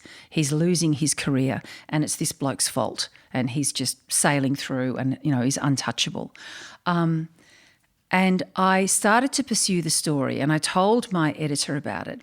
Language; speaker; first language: English; native; English